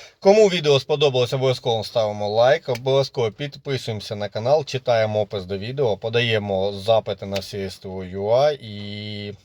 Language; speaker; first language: Ukrainian; native; Ukrainian